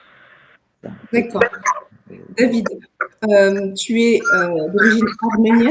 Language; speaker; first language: French; native; French